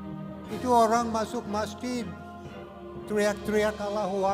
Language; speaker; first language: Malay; non-native, fluent; English